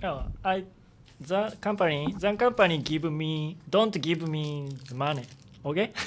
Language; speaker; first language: English; non-native, learner; Japanese